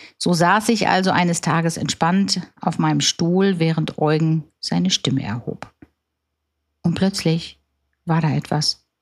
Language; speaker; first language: German; native; German